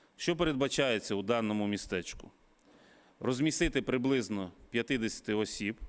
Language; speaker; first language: Ukrainian; native; Ukrainian